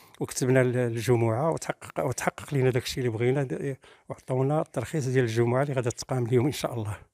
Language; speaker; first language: Arabic; native; Arabic